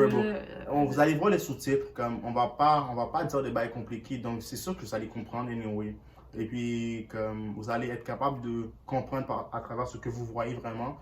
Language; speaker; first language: French; early bilingual, other home language; Haitian Creole